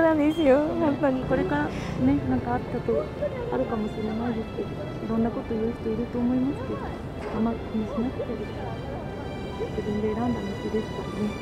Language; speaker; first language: Japanese; native; Japanese